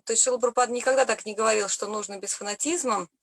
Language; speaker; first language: Russian; native; Russian